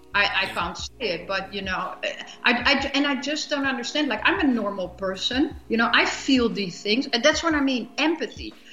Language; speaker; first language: English; non-native, fluent; Dutch